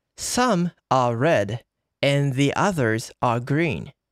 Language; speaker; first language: English; non-native, fluent; Japanese